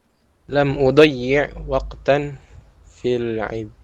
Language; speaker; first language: Arabic; non-native, learner; Indonesian